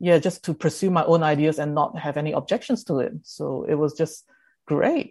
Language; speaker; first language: English; early bilingual, other home language; Indonesian